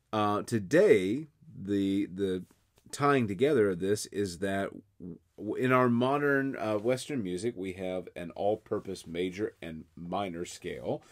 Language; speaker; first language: English; native; English